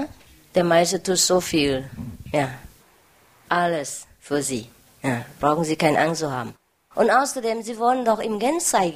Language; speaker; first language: German; non-native, learner; Vietnamese